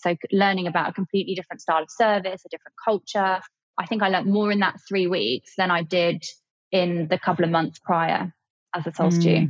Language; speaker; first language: English; native; English